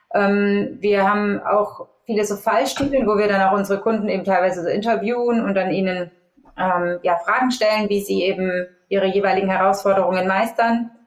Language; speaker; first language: German; native; German